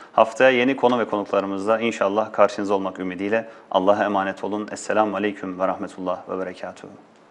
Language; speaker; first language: Turkish; native; Turkish